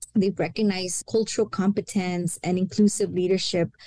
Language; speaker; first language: English; early bilingual, other home language; Spanish